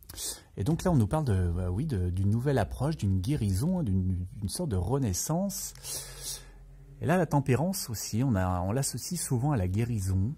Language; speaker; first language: French; native; French